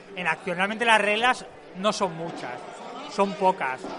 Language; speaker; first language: Spanish; non-native, local second language; Catalan